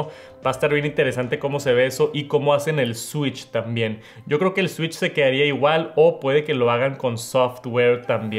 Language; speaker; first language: Spanish; native; Spanish